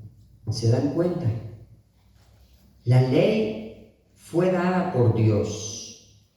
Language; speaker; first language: Spanish; native; Spanish